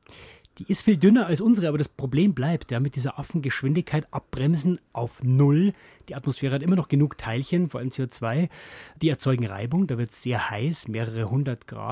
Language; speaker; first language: German; native; German